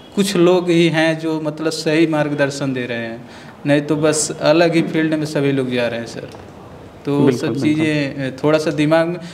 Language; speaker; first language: Hindi; native; Hindi